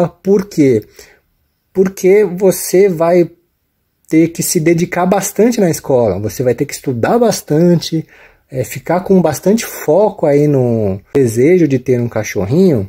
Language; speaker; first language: Portuguese; native; Portuguese